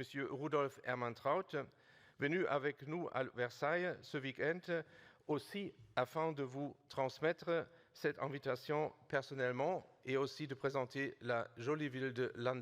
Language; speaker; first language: French; non-native, fluent; German